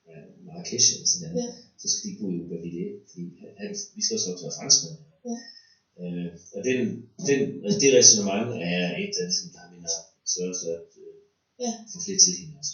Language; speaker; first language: Danish; native; Danish